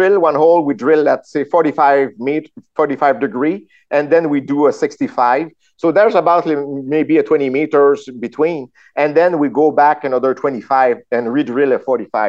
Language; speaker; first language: English; non-native, fluent; French